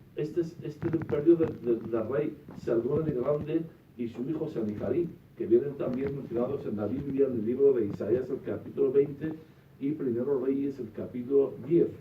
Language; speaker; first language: Spanish; non-native, fluent; Arabic